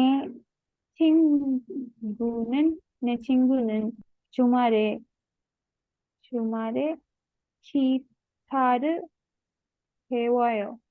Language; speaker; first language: Korean; non-native, learner; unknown